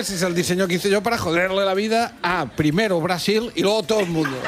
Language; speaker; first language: Spanish; native; Spanish